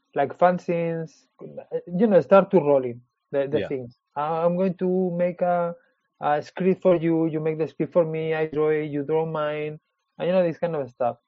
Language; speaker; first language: English; non-native, fluent; Spanish